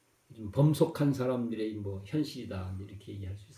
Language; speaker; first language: Korean; native; Korean